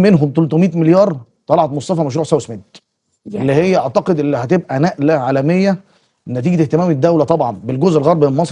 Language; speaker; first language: Arabic; native; Arabic